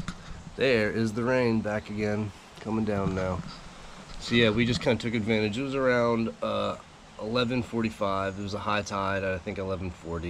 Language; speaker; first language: English; native; English